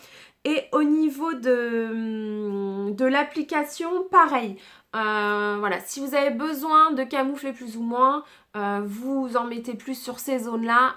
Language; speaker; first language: French; native; French